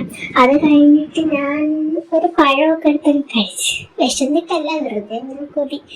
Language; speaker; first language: Malayalam; native; Malayalam